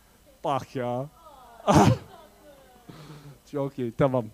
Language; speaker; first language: Turkish; non-native, fluent; English